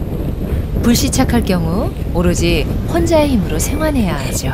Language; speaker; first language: Korean; native; Korean